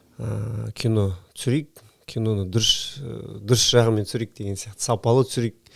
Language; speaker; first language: Kazakh; native; Kazakh